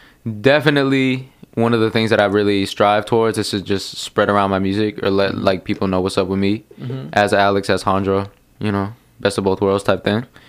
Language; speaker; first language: English; early bilingual, other home language; Spanish